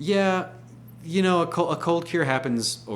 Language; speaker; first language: English; native; English